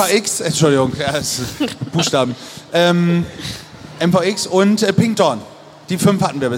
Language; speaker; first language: German; native; German